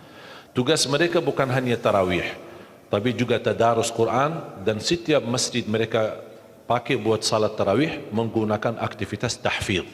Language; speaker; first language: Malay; non-native, fluent; Arabic